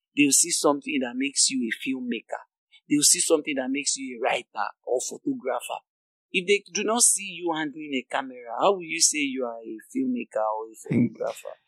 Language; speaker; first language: English; non-native, local second language; Yoruba